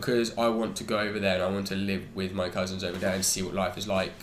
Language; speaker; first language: English; native; English